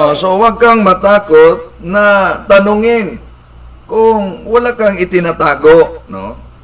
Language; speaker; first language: Filipino; non-native, local second language; Cebuano